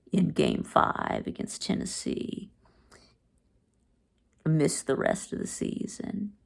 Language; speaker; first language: English; native; English